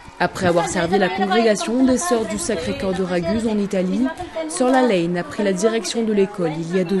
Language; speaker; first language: French; native; French